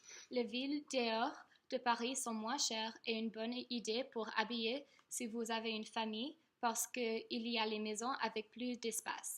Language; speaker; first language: French; non-native, learner; English